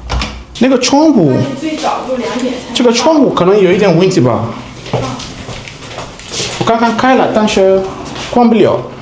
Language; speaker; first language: Chinese; non-native, learner; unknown